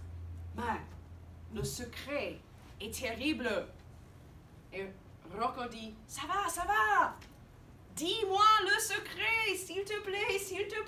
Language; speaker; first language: French; non-native, fluent; English